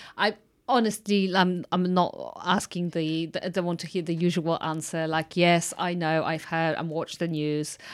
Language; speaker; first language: English; non-native, fluent; Polish